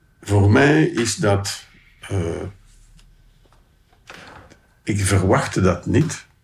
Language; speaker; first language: Dutch; non-native, local second language; French